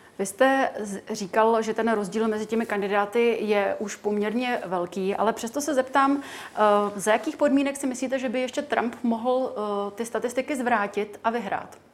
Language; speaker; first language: Czech; native; Czech